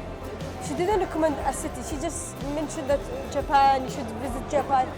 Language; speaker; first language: English; non-native, fluent; Arabic